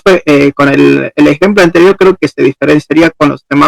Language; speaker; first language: Spanish; native; Spanish